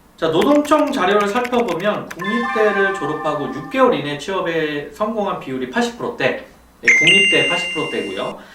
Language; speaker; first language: Korean; native; Korean